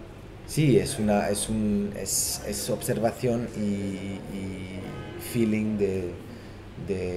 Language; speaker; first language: Spanish; non-native, fluent; Portuguese